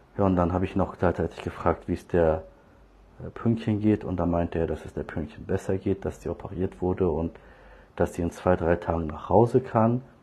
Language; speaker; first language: German; early bilingual, other home language; Turkish